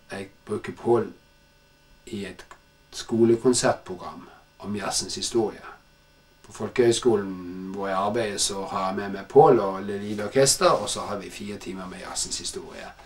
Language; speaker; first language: Norwegian; native; Norwegian